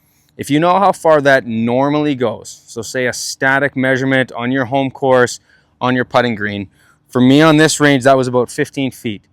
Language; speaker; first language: English; native; English